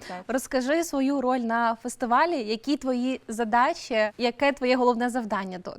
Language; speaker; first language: Ukrainian; native; Ukrainian